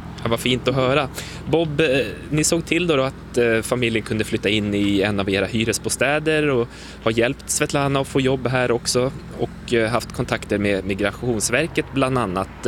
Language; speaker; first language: Swedish; native; Swedish